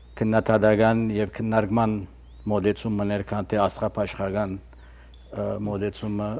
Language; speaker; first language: Armenian; early bilingual, heritage; Armenian